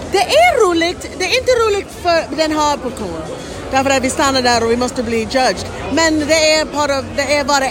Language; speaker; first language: Swedish; non-native, fluent; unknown